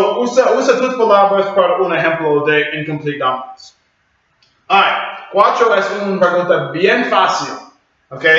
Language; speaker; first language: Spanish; non-native, learner; English